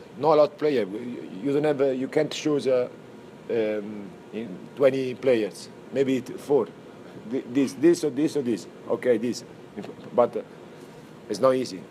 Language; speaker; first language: English; non-native, fluent; Italian